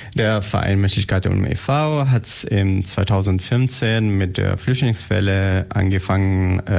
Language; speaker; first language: German; non-native, fluent; Arabic